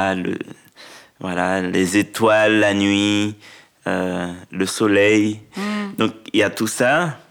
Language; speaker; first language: French; non-native, local second language; Haitian Creole